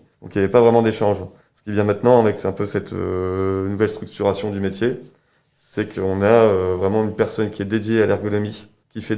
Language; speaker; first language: French; native; French